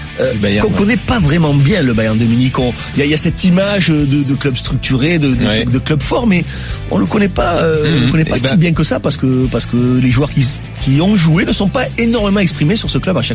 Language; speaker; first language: French; native; French